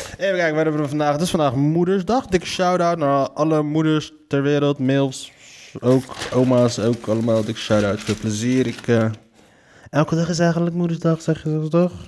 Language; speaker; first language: Dutch; early bilingual, other home language; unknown